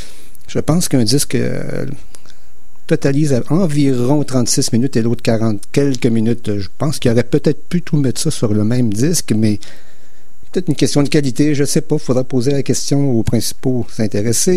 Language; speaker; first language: French; native; French